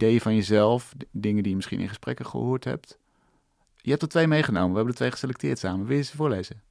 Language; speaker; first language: Dutch; native; Dutch